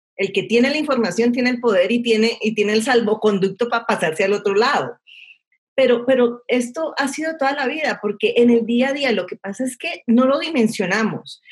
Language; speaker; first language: Spanish; native; Spanish